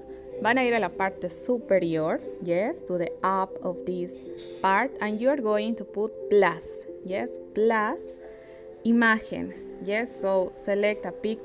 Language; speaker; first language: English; non-native, learner; Spanish